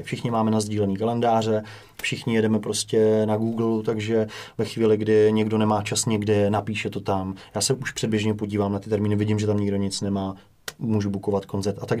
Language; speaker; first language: Czech; native; Czech